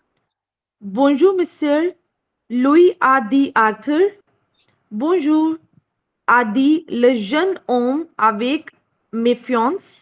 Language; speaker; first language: French; non-native, learner; Hindi